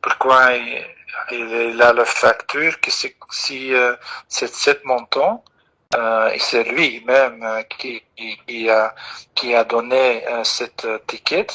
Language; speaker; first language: French; non-native, local second language; Dutch